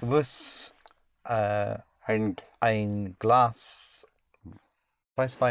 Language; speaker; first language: German; non-native, learner; English